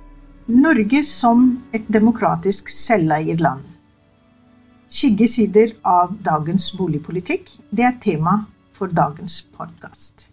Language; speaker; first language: Norwegian; non-native, fluent; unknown